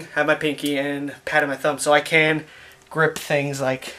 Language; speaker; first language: English; native; English